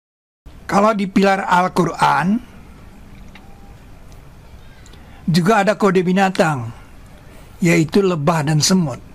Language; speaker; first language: Indonesian; native; Indonesian